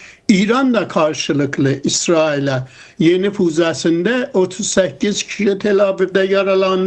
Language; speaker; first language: Turkish; non-native, fluent; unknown